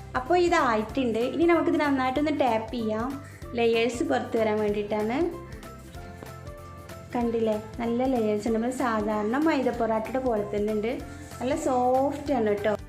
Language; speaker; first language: Malayalam; native; Malayalam